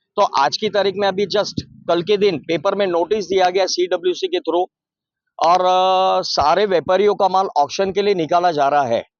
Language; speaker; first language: Hindi; non-native, local second language; Marathi